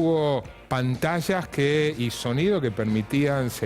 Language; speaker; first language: Spanish; native; Spanish